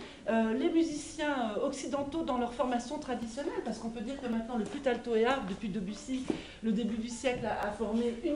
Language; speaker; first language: French; native; French